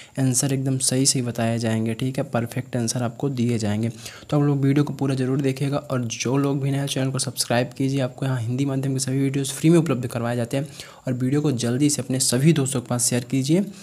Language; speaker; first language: Hindi; native; Hindi